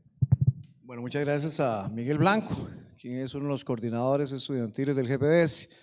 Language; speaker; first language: Spanish; native; Spanish